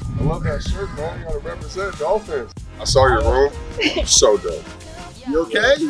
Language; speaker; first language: English; native; English